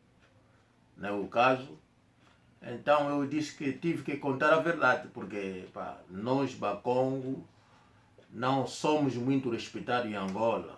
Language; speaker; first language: Portuguese; non-native, local second language; Kongo